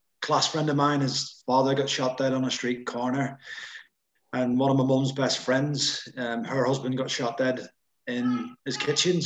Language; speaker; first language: English; native; English